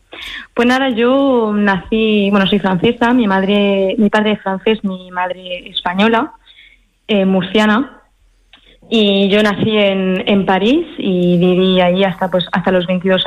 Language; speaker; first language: Spanish; early bilingual, heritage; French